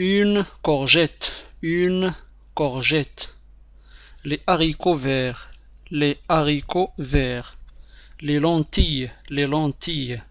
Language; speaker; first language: French; non-native, fluent; Arabic